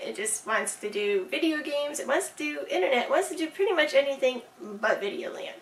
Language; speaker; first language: English; native; English